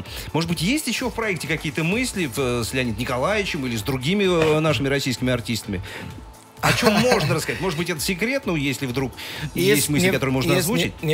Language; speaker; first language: Russian; native; Russian